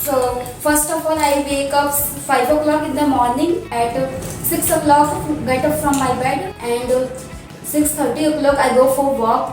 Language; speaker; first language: English; non-native, learner; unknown